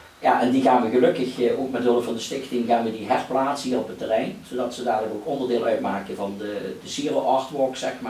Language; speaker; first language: Dutch; native; Dutch